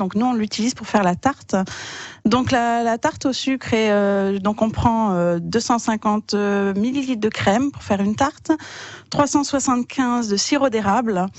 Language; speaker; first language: French; native; French